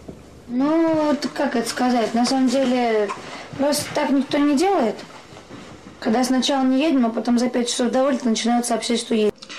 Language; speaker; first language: Russian; native; Russian